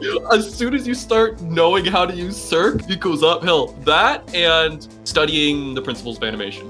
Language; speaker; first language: English; native; English